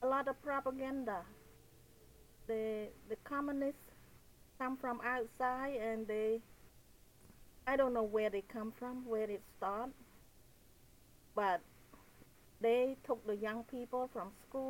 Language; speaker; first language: English; non-native, fluent; Khmer